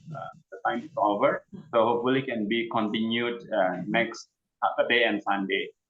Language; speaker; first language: English; non-native, fluent; Indonesian